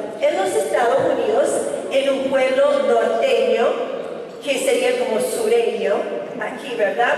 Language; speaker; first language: Spanish; non-native, fluent; Finnish